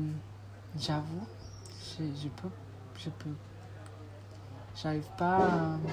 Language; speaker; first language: French; non-native, fluent; English